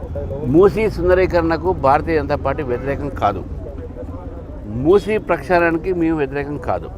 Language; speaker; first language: Telugu; native; Telugu